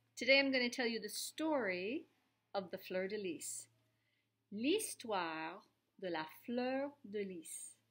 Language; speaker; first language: English; native; English